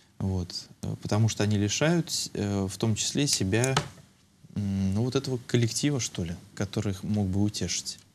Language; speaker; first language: Russian; native; Russian